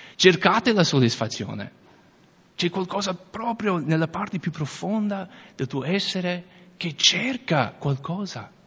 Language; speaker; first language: Italian; non-native, fluent; English